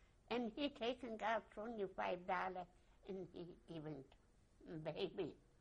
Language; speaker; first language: English; non-native, learner; Yiddish